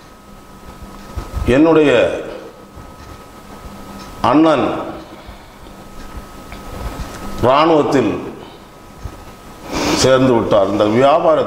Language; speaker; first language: Tamil; native; Tamil